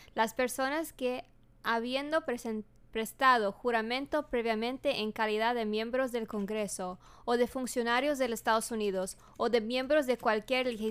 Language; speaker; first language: Spanish; early bilingual, heritage; Spanish